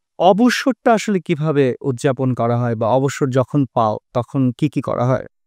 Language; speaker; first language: Bangla; native; Bangla